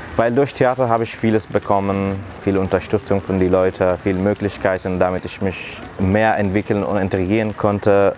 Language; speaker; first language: German; non-native, fluent; Persian